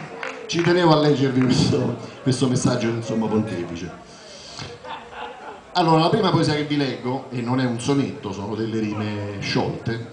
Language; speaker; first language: Italian; native; Italian